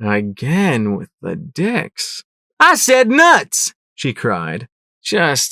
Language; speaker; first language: English; native; English